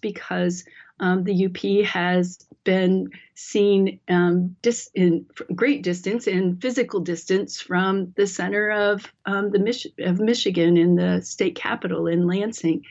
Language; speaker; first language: English; native; English